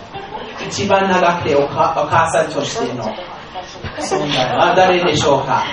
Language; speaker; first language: Japanese; non-native, fluent; English